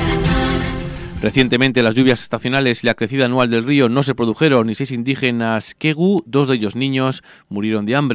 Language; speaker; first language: Spanish; native; Spanish